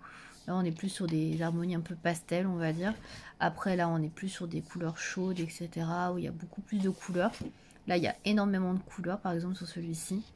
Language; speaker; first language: French; native; French